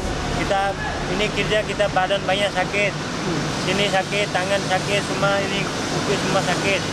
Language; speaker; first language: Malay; non-native, learner; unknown